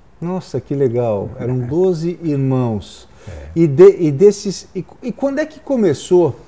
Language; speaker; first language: Portuguese; native; Portuguese